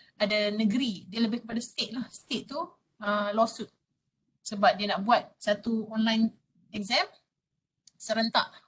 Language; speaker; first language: Malay; native; Malay